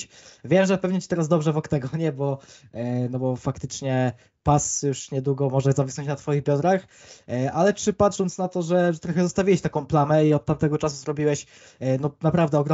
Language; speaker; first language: Polish; native; Polish